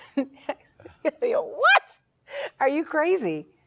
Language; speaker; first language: English; early bilingual, other home language; Spanish